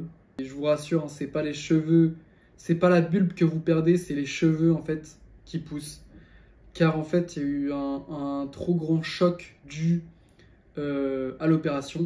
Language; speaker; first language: French; native; French